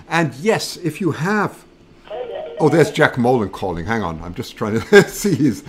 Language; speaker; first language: English; native; English